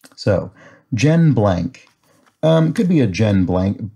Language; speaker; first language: English; native; English